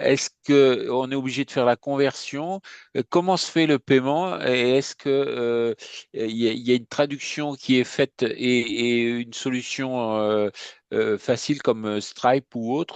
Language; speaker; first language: French; native; French